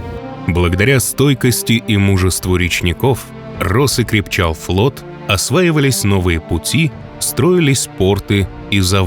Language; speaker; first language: Russian; native; Russian